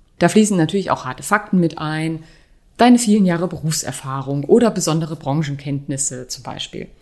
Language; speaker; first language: German; native; German